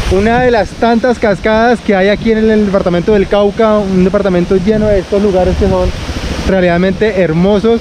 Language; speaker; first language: Spanish; native; Spanish